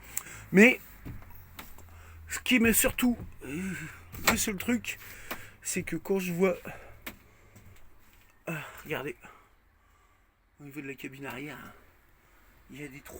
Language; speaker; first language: French; native; French